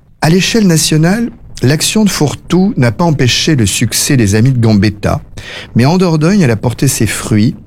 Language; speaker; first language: French; native; French